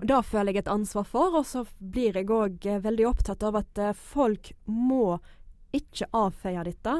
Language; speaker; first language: Norwegian; non-native, fluent; English